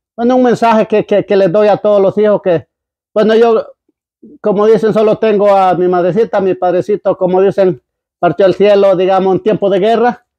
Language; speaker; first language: Spanish; native; Spanish